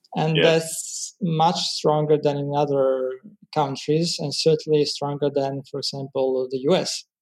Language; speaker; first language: English; non-native, fluent; Italian